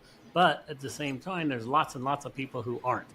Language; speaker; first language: English; native; English